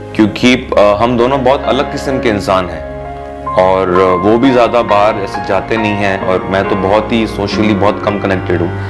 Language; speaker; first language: Hindi; native; Hindi